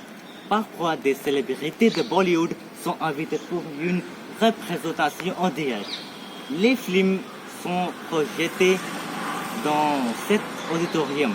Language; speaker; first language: French; non-native, learner; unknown